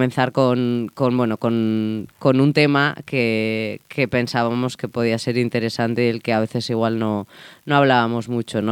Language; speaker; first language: Spanish; native; Spanish